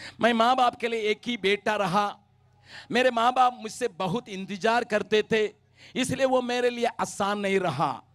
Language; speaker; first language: Hindi; non-native, local second language; Tamil